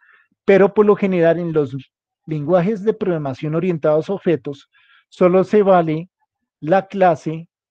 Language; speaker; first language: Spanish; native; Spanish